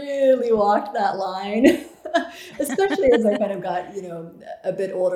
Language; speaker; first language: English; native; English